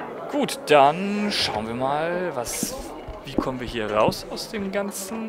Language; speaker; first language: German; native; German